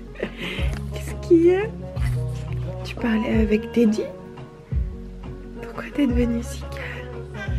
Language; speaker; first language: French; native; French